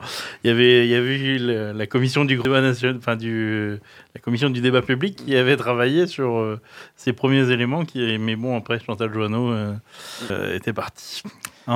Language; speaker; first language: French; native; French